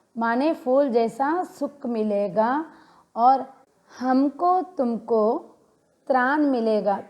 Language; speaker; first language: Hindi; non-native, local second language; Telugu